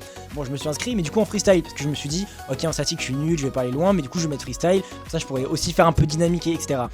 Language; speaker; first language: French; native; French